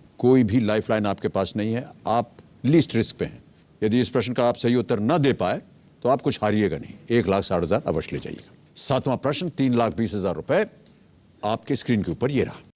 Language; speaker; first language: Hindi; native; Hindi